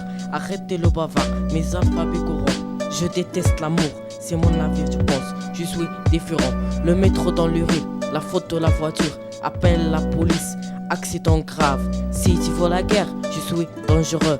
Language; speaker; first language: French; non-native, learner; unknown